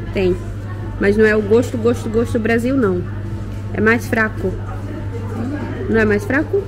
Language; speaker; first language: Portuguese; native; Portuguese